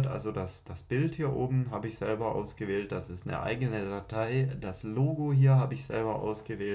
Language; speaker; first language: German; native; German